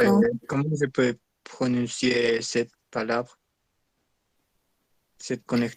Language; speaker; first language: French; non-native, learner; Spanish